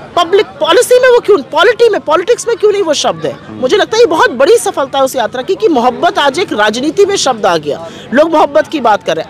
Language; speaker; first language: Hindi; native; Hindi